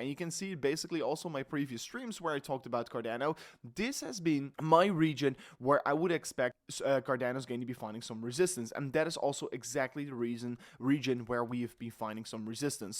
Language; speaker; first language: English; non-native, fluent; Dutch